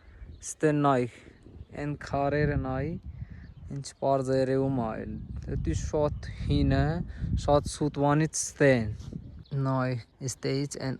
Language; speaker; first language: Armenian; non-native, learner; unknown